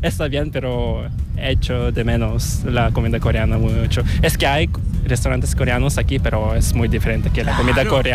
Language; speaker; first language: Spanish; non-native, fluent; Korean